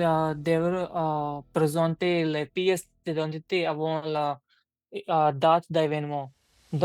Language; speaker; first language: French; non-native, learner; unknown